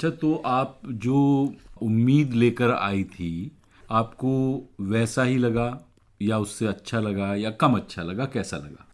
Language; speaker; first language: Hindi; native; Hindi